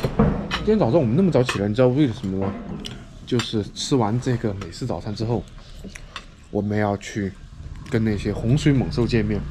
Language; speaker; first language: Chinese; native; Chinese